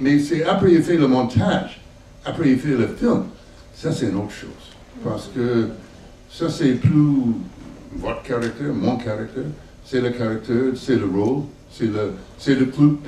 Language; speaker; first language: French; non-native, learner; English